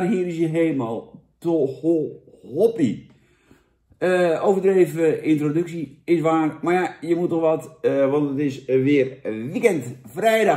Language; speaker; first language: Dutch; native; Dutch